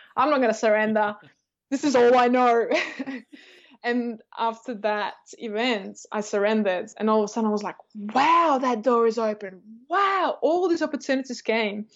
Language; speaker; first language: English; early bilingual, other home language; Russian